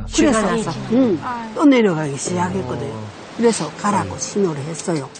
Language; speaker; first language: Korean; early bilingual, heritage; Korean